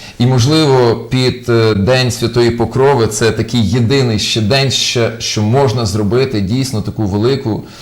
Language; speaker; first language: Ukrainian; native; Ukrainian